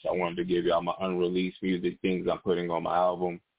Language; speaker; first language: English; native; English